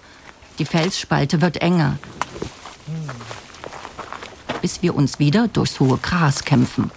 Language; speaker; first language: German; native; German